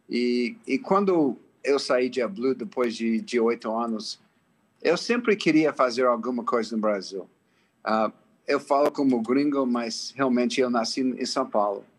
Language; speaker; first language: Portuguese; non-native, fluent; English